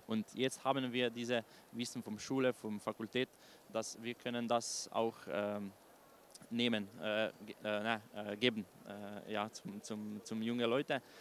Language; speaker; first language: German; non-native, learner; Slovenian